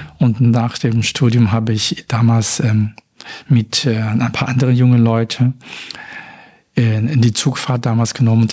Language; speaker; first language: German; non-native, fluent; Chinese